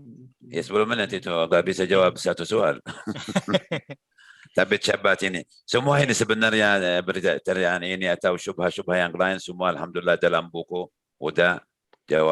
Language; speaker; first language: Indonesian; non-native, learner; Arabic